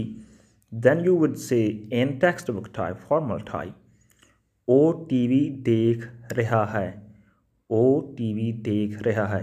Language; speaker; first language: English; non-native, local second language; Punjabi